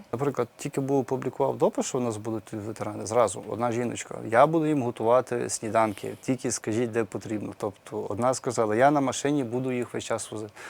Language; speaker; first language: Ukrainian; native; Ukrainian